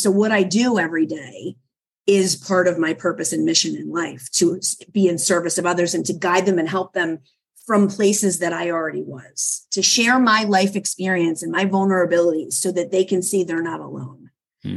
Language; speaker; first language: English; native; English